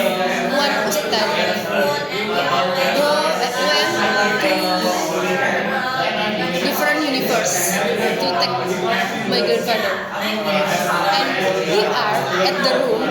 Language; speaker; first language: English; non-native, learner; Indonesian